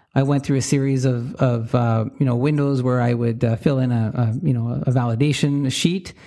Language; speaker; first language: English; native; English